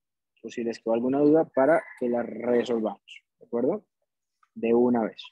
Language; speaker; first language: Spanish; native; Spanish